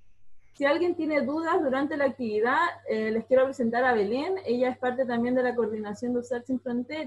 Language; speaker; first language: Spanish; native; Spanish